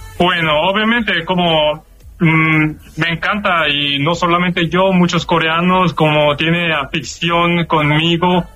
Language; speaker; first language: Spanish; non-native, learner; Korean